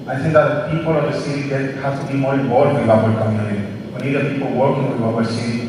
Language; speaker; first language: English; non-native, learner; Spanish